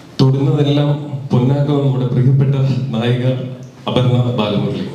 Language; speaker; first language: Malayalam; native; Malayalam